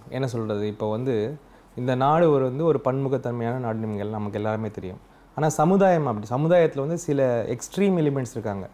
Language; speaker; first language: Tamil; native; Tamil